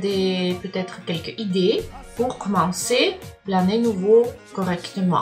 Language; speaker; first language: French; non-native, learner; Russian